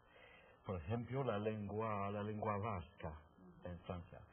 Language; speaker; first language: Spanish; non-native, fluent; French